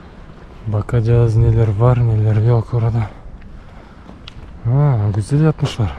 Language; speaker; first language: Turkish; non-native, learner; Bashkir